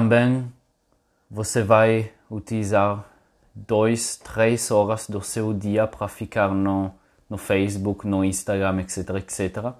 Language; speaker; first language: Portuguese; non-native, fluent; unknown